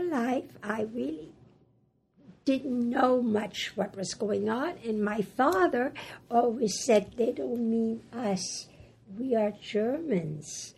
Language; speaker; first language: English; early bilingual, other home language; German